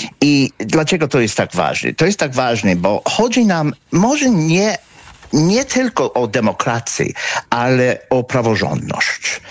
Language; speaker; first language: Polish; non-native, fluent; English